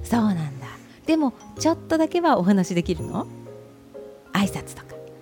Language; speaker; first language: Japanese; native; Japanese